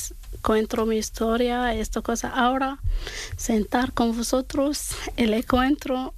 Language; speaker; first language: Spanish; non-native, learner; Arabic